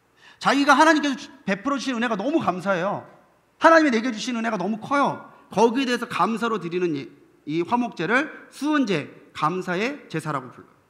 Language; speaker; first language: Korean; native; Korean